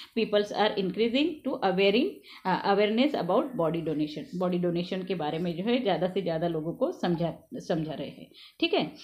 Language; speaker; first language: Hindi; non-native, local second language; Marathi